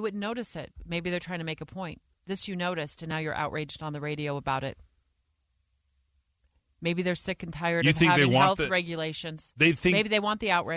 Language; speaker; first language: English; native; English